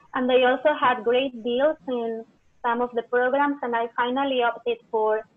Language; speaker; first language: English; non-native, fluent; Spanish